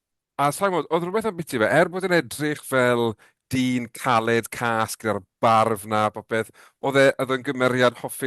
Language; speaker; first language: Welsh; native; Welsh